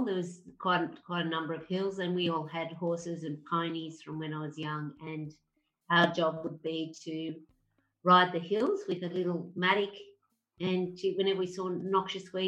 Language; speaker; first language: English; native; English